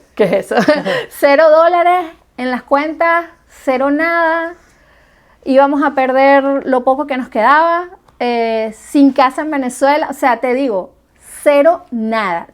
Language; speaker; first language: Spanish; native; Spanish